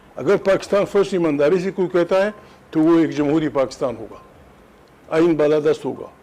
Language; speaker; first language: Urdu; non-native, local second language; Pashto